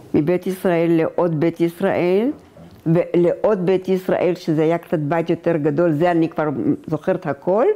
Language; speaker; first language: Hebrew; native; Hebrew